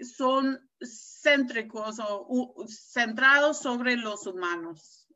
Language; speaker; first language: Spanish; non-native, fluent; English